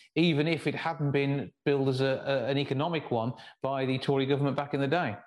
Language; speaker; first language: English; native; English